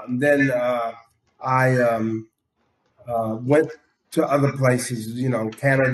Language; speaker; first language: English; native; English